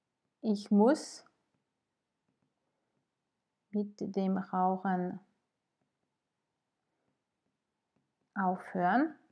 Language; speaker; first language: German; non-native, fluent; French